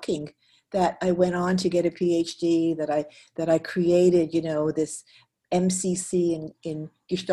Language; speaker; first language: English; native; English